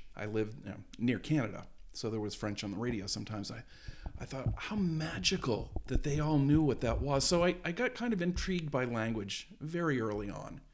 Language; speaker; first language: English; native; English